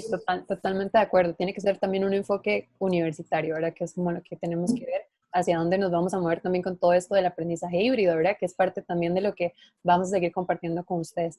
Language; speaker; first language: Spanish; native; Spanish